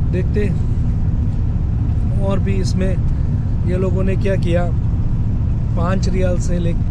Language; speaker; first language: Hindi; native; Hindi